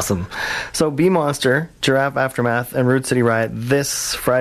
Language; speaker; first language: English; native; English